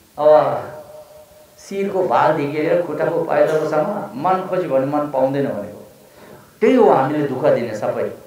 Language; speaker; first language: Nepali; non-native, local second language; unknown